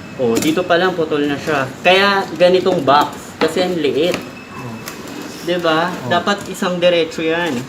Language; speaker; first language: Filipino; native; Filipino